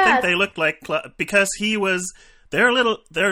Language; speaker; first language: English; non-native, fluent; German